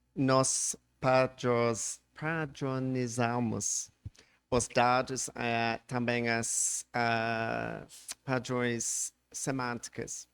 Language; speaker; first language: Portuguese; non-native, learner; English